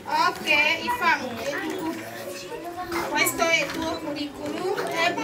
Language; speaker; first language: Italian; non-native, learner; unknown